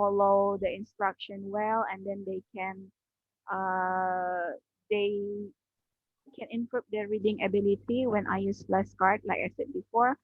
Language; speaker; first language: English; non-native, learner; Indonesian